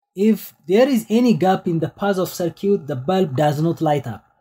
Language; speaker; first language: English; non-native, local second language; Amharic